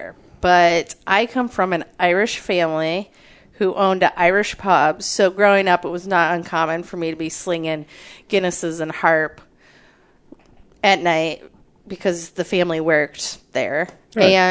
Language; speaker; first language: English; native; English